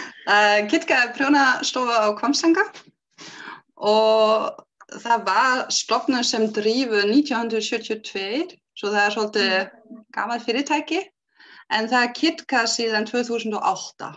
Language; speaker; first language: Icelandic; non-native, learner; German